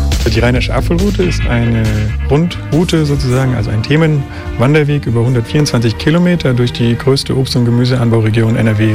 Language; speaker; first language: German; native; German